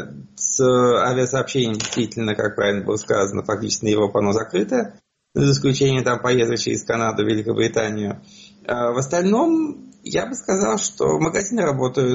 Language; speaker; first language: Russian; native; Russian